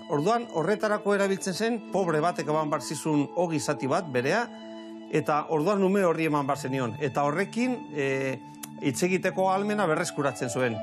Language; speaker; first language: Basque; native; Basque